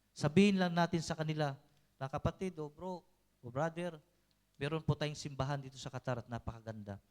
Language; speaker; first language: Filipino; non-native, local second language; Cebuano